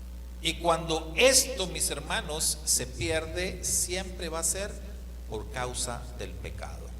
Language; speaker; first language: Spanish; native; Spanish